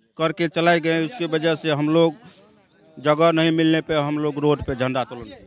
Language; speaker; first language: Hindi; native; Hindi